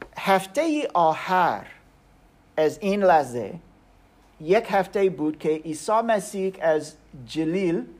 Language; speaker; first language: Persian; non-native, learner; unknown